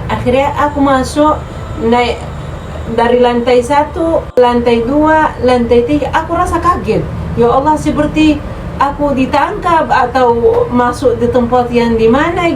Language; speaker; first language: Indonesian; non-native, fluent; Arabic